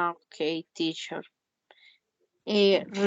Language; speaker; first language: English; non-native, learner; Spanish